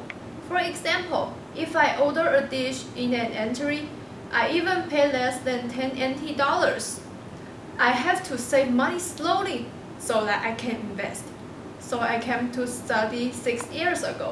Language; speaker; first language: English; non-native, learner; Chinese